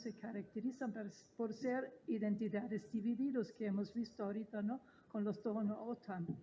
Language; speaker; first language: Spanish; non-native, fluent; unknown